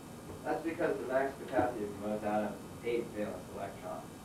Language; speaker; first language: English; native; English